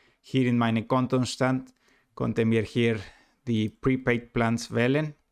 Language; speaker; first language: German; non-native, learner; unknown